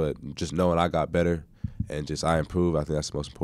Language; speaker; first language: English; native; English